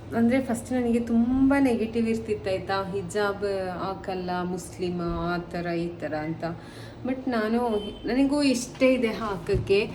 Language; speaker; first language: Kannada; non-native, local second language; Malayalam